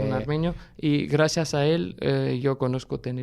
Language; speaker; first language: Spanish; non-native, fluent; Armenian